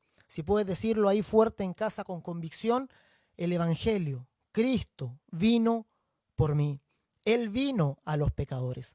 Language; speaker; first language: Spanish; native; Spanish